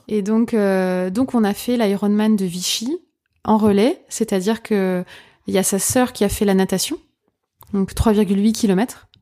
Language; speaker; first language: French; native; French